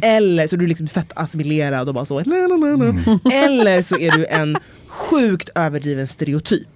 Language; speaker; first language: Swedish; native; Swedish